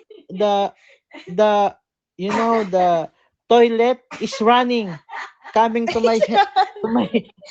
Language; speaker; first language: English; non-native, learner; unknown